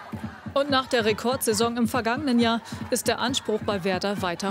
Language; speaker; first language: German; native; German